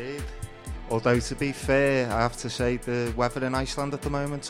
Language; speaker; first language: English; native; English